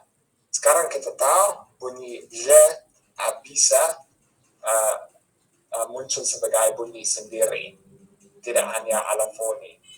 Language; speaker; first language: Indonesian; non-native, fluent; English